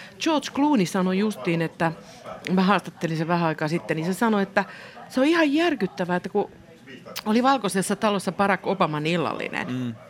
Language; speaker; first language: Finnish; native; Finnish